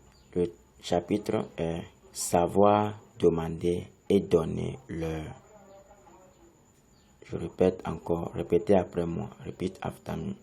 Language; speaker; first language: French; non-native, fluent; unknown